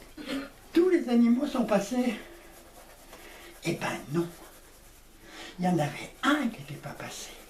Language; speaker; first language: French; native; French